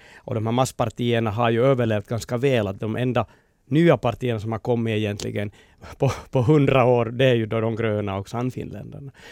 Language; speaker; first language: Swedish; native; Swedish